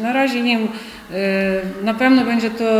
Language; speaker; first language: Polish; non-native, fluent; Ukrainian